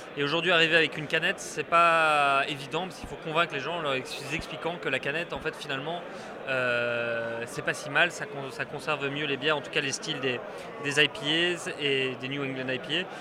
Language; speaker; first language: French; native; French